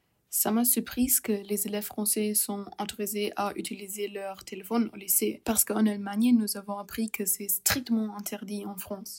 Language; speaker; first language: French; non-native, learner; German